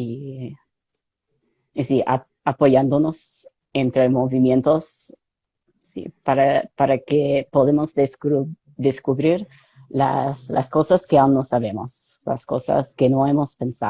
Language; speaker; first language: Spanish; non-native, fluent; English